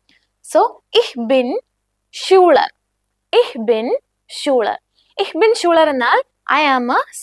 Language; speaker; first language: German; non-native, fluent; Malayalam